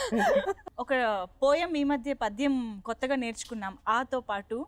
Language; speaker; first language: Telugu; native; Telugu